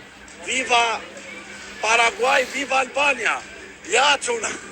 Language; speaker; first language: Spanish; non-native, learner; Albanian